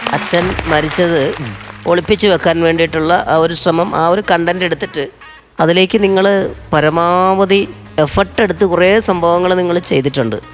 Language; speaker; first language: Malayalam; native; Malayalam